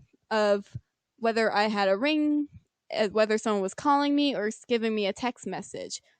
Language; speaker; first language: English; native; English